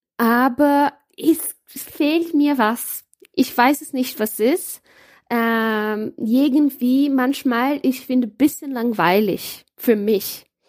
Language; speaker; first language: German; non-native, learner; Portuguese